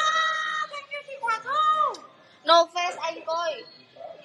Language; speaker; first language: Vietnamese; non-native, learner; Indonesian